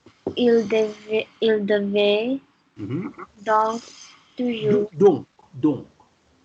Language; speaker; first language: French; non-native, learner; English